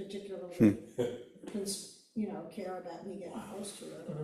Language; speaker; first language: English; native; English